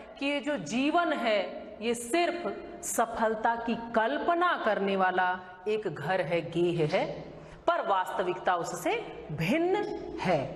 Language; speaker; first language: Hindi; native; Hindi